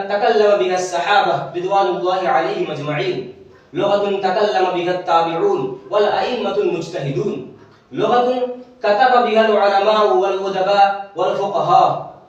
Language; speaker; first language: Arabic; non-native, fluent; Urdu